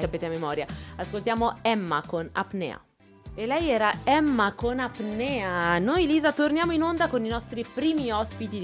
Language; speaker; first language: Italian; native; Italian